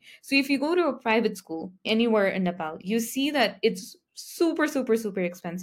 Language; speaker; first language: English; non-native, local second language; Nepali